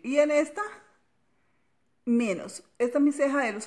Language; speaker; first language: Spanish; native; Spanish